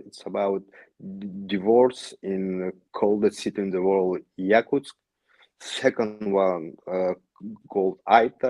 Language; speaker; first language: English; non-native, learner; Yakut